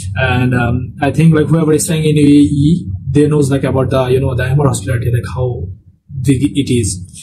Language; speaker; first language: English; non-native, local second language; Bangla